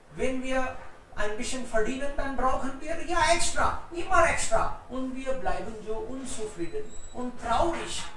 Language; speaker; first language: German; non-native, fluent; Hindi